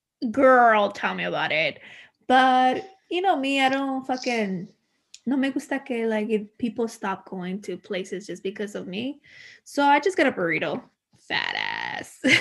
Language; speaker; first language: English; early bilingual, other home language; Spanish